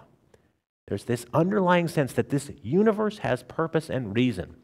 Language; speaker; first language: English; native; English